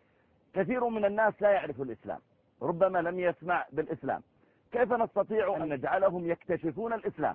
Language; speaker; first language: Arabic; native; Arabic